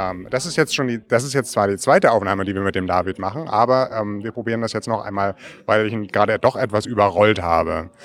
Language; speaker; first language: German; native; German